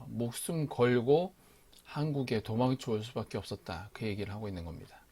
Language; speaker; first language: Korean; native; Korean